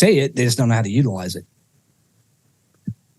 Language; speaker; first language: English; native; English